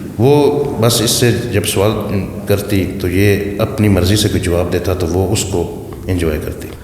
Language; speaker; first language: Urdu; non-native, local second language; Pahari-Potwari